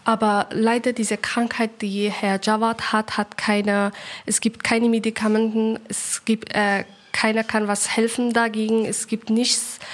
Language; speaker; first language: German; non-native, learner; Persian